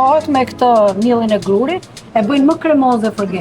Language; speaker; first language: Albanian; native; Albanian